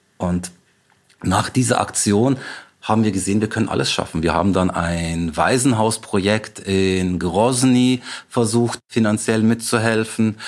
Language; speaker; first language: German; native; German